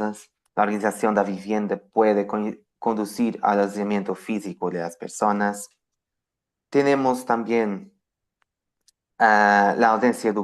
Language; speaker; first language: Spanish; non-native, fluent; Portuguese